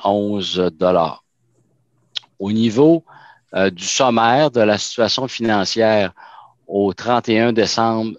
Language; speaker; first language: French; native; French